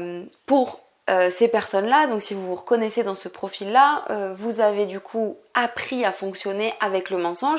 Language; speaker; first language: French; native; French